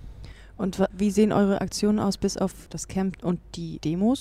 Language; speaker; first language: German; native; German